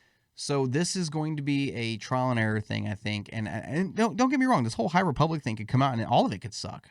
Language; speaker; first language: English; native; English